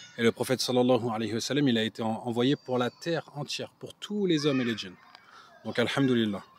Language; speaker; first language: French; native; French